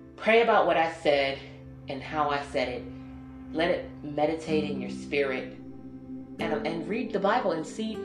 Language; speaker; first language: English; native; English